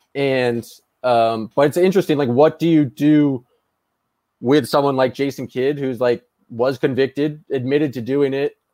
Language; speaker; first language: English; native; English